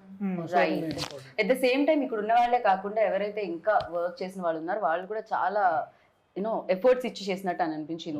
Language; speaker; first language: Telugu; native; Telugu